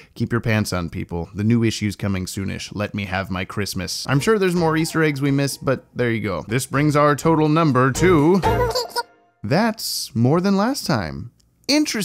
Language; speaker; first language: English; native; English